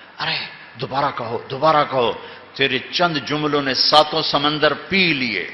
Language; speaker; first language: Urdu; non-native, local second language; Punjabi